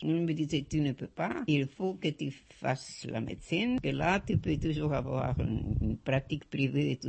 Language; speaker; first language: French; non-native, fluent; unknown